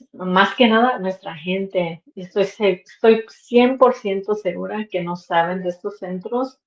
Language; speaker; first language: Spanish; early bilingual, heritage; Spanish